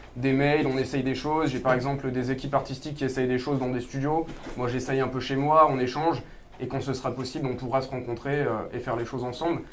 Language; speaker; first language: French; native; French